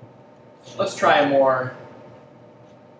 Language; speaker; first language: English; native; English